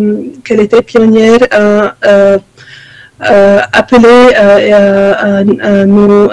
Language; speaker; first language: French; non-native, fluent; Arabic